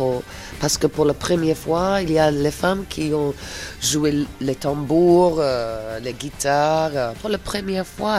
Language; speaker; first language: French; non-native, fluent; English